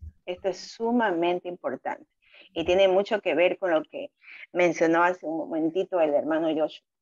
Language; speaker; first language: Spanish; native; Spanish